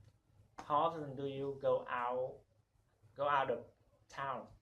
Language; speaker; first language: English; non-native, learner; Vietnamese